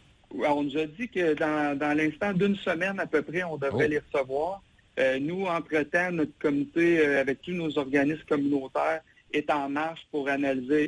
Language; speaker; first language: French; native; French